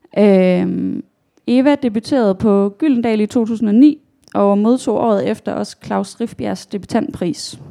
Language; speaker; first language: Danish; native; Danish